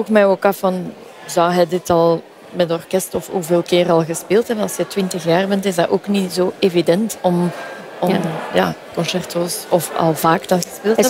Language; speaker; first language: Dutch; native; Dutch